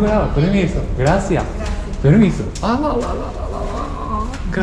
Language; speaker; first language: Spanish; non-native, learner; Japanese